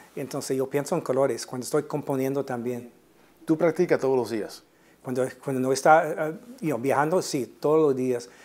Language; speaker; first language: Spanish; non-native, fluent; English